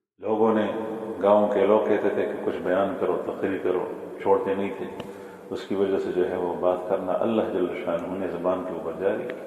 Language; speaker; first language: Urdu; non-native, local second language; Pashto